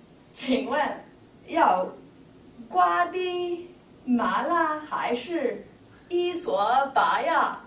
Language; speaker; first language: Chinese; non-native, learner; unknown